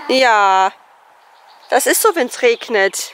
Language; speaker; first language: German; native; German